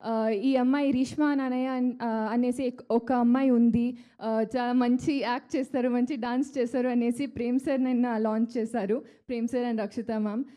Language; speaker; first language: Telugu; non-native, learner; Kannada